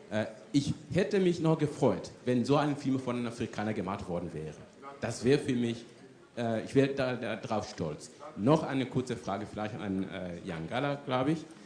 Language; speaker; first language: German; non-native, fluent; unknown